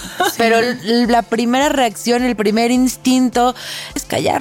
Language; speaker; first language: Spanish; native; Spanish